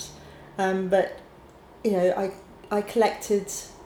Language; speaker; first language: English; native; English